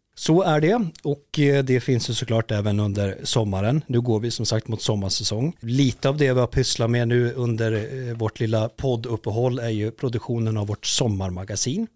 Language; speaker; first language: Swedish; native; Swedish